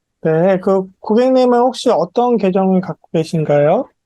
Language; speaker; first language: Korean; native; Korean